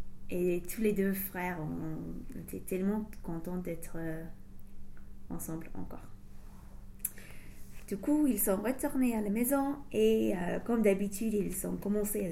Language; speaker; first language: French; non-native, fluent; English